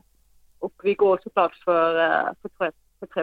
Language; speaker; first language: Swedish; non-native, fluent; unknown